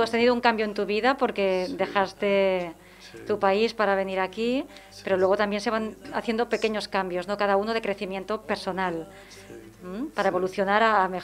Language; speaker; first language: Spanish; native; Spanish